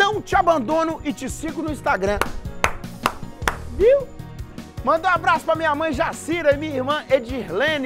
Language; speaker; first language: Portuguese; native; Portuguese